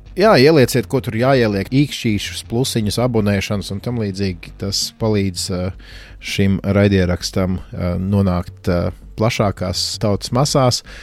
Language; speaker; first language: Latvian; native; Latvian